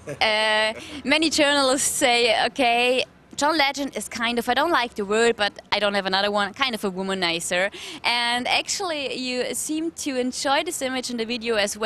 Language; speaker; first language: English; non-native, fluent; German